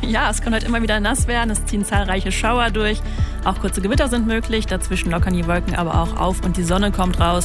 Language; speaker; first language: German; native; German